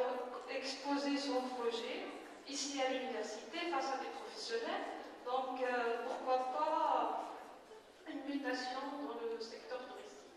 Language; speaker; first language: French; non-native, local second language; Arabic